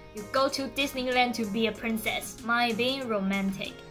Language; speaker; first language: English; non-native, fluent; Chinese